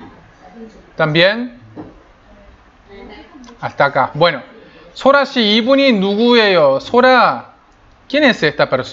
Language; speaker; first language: Spanish; non-native, fluent; Korean